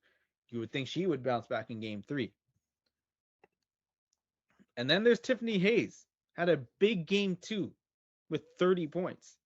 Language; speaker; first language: English; native; English